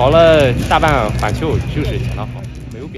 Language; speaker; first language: Chinese; native; Chinese